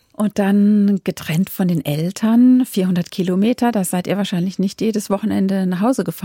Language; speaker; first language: German; native; German